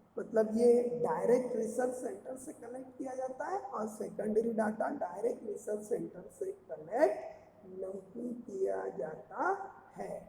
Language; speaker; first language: Hindi; native; Hindi